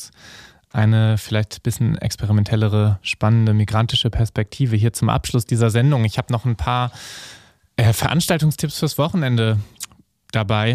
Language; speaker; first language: German; native; German